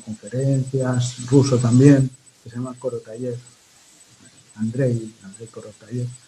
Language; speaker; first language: Spanish; native; Spanish